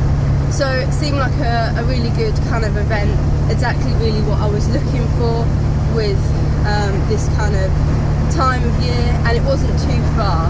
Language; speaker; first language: English; native; English